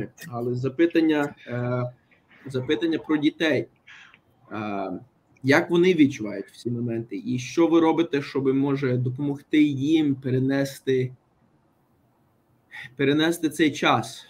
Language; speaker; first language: Ukrainian; early bilingual, heritage; Ukrainian